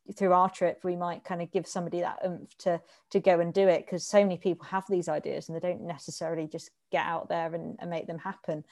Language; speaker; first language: English; native; English